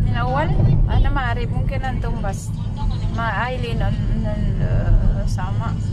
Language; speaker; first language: Arabic; non-native, learner; Filipino